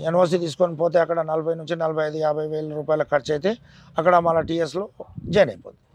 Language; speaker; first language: Telugu; non-native, local second language; Urdu